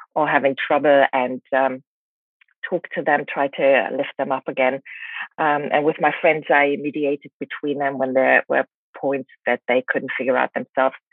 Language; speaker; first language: English; non-native, fluent; German